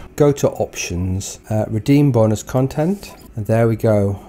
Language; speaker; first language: English; native; English